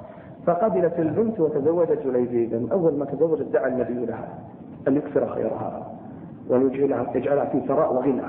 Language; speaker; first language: Arabic; native; Arabic